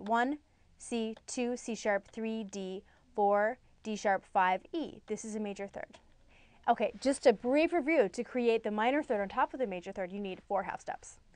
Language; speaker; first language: English; native; English